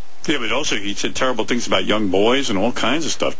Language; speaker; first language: English; native; English